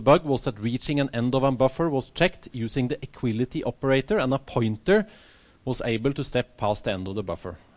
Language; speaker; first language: English; non-native, fluent; Norwegian